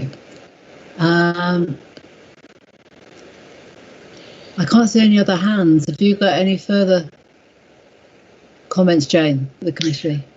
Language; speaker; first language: English; native; English